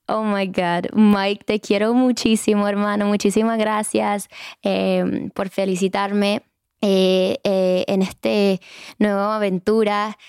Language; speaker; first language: Spanish; early bilingual, heritage; Spanish